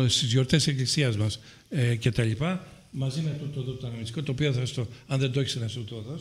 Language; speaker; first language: Greek; native; Greek